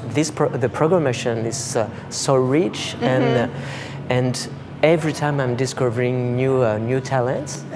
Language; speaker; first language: English; non-native, fluent; French